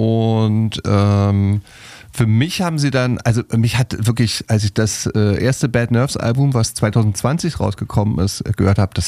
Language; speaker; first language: German; native; German